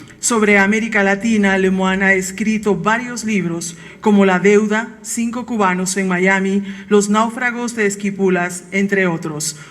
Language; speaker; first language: Spanish; native; Spanish